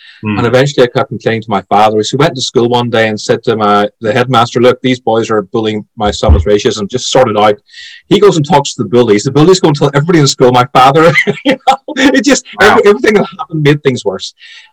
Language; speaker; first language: English; native; English